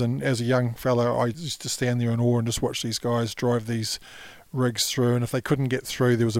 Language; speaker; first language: English; native; English